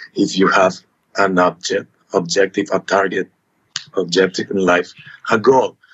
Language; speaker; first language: English; non-native, learner; Spanish